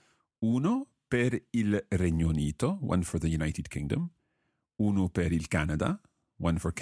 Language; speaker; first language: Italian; non-native, fluent; English